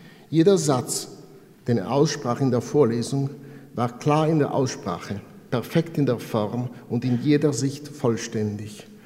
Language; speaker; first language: German; non-native, fluent; Italian